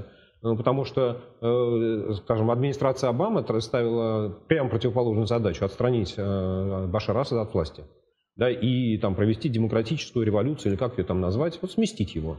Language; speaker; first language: Russian; native; Russian